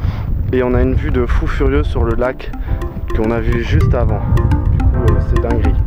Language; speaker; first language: French; native; French